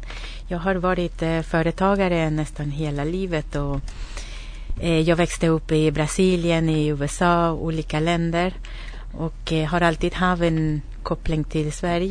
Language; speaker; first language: Swedish; non-native, fluent; Spanish